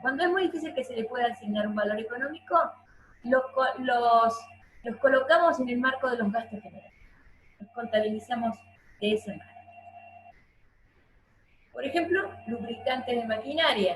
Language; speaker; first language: Spanish; native; Spanish